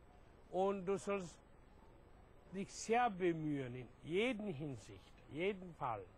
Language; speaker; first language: German; non-native, fluent; Hindi